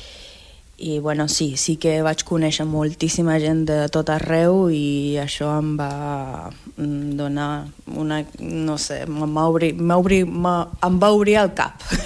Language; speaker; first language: Catalan; non-native, fluent; Spanish